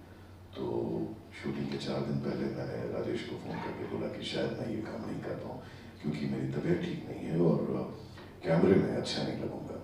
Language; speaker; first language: Hindi; native; Hindi